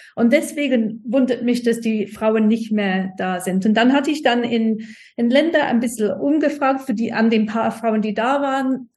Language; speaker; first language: German; non-native, fluent; English